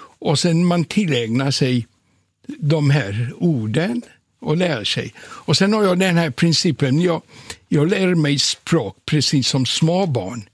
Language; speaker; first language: Swedish; non-native, fluent; Polish